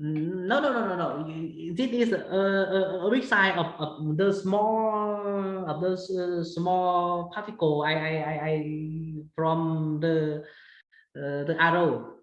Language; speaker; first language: English; non-native, learner; Vietnamese